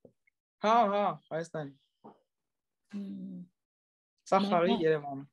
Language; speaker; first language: Armenian; non-native, learner; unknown